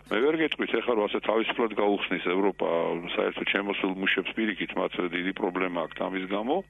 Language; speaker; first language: Georgian; native; Georgian